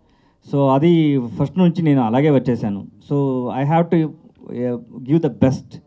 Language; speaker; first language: Telugu; non-native, learner; Kannada